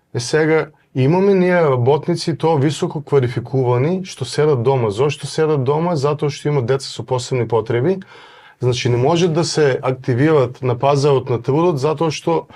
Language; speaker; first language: Macedonian; native; Macedonian